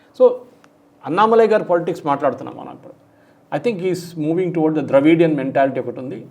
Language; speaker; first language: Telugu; non-native, local second language; Malayalam